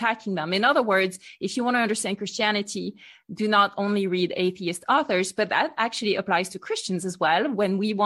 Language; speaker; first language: English; non-native, fluent; French